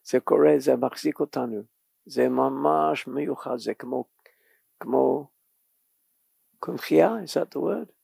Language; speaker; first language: Hebrew; non-native, learner; English